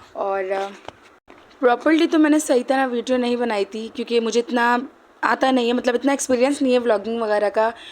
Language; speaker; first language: Hindi; native; Hindi